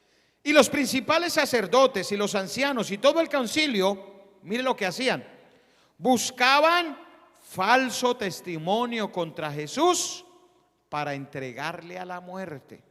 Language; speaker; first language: Spanish; native; Spanish